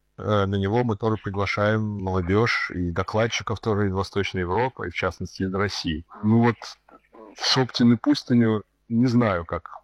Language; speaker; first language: Russian; early bilingual, heritage; Russian